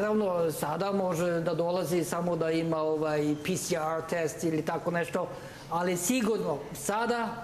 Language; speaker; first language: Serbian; non-native, learner; Norwegian